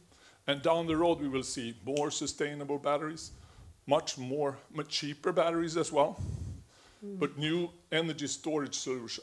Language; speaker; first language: English; non-native, fluent; Swedish